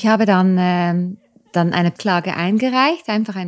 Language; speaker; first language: German; native; German